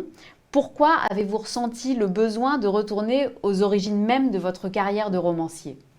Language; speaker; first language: French; native; French